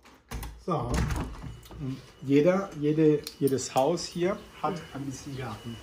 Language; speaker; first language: German; non-native, fluent; Italian